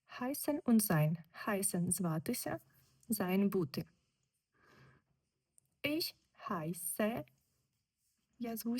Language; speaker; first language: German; non-native, fluent; Ukrainian